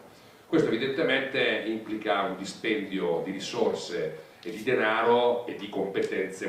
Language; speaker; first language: Italian; native; Italian